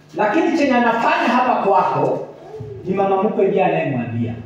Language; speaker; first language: Swahili; non-native, local second language; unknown